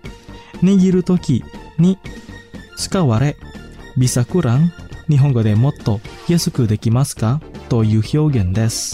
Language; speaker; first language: Japanese; non-native, fluent; Indonesian